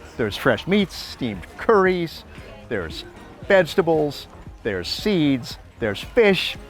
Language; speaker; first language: English; native; English